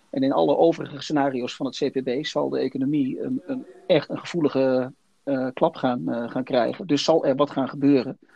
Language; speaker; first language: Dutch; native; Dutch